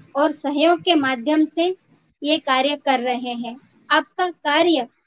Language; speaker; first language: Hindi; non-native, local second language; Marathi